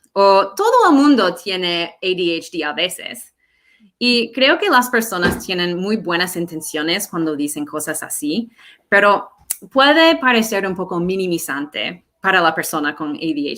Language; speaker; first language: Spanish; non-native, fluent; English